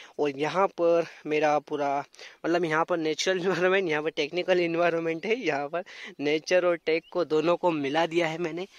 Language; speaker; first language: Hindi; native; Hindi